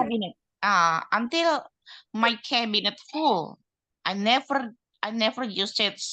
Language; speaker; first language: English; non-native, learner; Indonesian